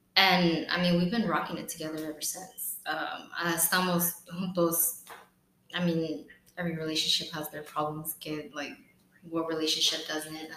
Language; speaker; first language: English; native; English